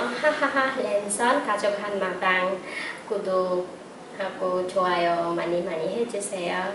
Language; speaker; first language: Korean; non-native, fluent; Khmer